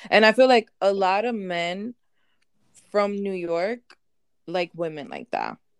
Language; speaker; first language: English; early bilingual, other home language; Spanish